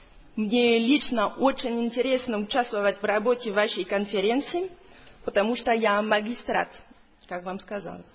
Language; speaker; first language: Russian; non-native, fluent; French